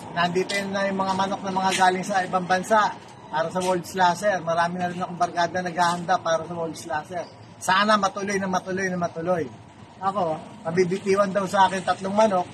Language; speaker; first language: Filipino; native; Filipino